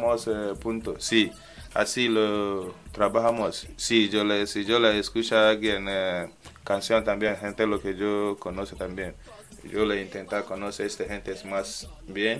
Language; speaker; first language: Spanish; non-native, learner; English